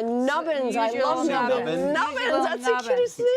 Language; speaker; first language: English; native; English